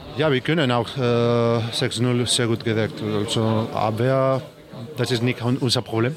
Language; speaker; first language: German; non-native, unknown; Spanish